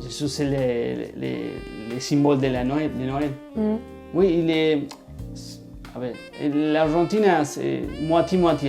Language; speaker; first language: French; non-native, learner; Spanish